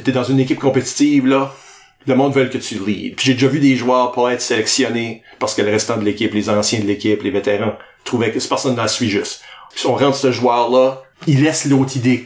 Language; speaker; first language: French; native; French